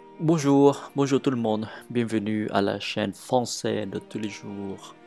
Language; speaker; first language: French; non-native, fluent; Vietnamese